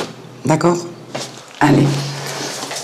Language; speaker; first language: French; native; French